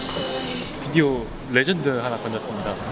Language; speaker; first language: Korean; native; Korean